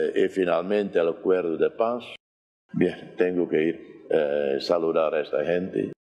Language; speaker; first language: Spanish; non-native, fluent; Portuguese